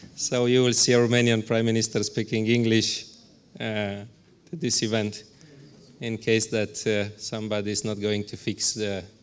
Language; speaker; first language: English; non-native, fluent; Romanian